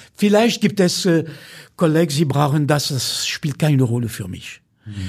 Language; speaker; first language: German; non-native, fluent; French